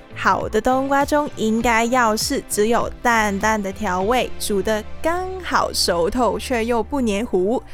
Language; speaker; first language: Chinese; non-native, fluent; Cantonese